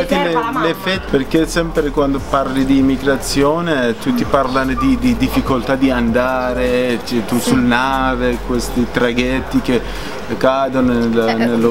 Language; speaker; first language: Italian; non-native, learner; Persian